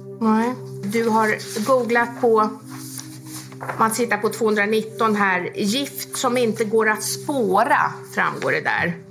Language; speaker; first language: Swedish; native; Swedish